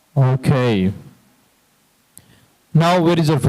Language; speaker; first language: English; non-native, fluent; Hindi